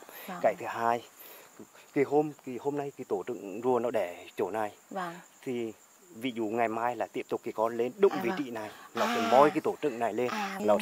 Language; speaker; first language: Vietnamese; native; Vietnamese